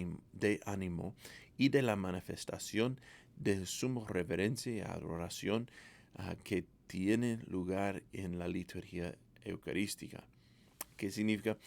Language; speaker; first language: Spanish; non-native, fluent; English